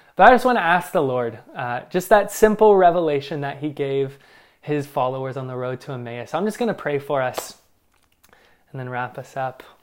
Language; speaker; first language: English; native; English